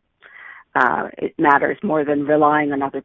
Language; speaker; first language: English; native; English